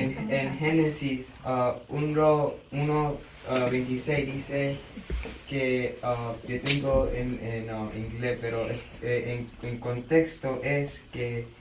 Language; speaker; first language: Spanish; early bilingual, heritage; Spanish